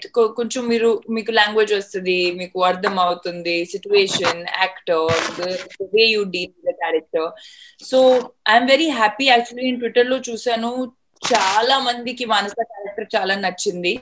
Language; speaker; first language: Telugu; non-native, fluent; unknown